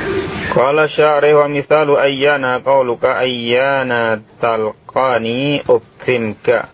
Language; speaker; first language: Arabic; non-native, fluent; Indonesian